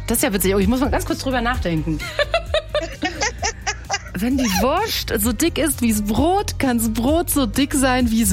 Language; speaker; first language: German; early bilingual, other home language; Polish